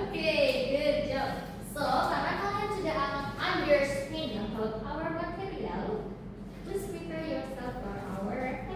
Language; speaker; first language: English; non-native, learner; Indonesian